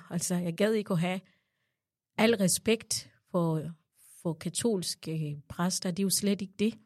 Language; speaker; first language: Danish; non-native, fluent; Ganda